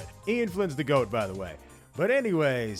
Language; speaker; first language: English; native; English